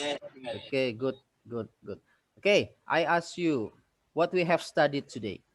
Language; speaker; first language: English; non-native, fluent; Indonesian